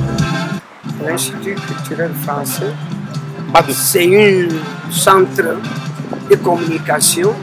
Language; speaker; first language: French; non-native, local second language; Spanish